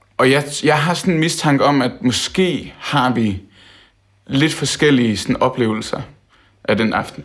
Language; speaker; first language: Danish; native; Danish